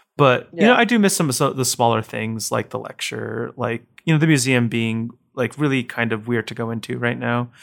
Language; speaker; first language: English; native; English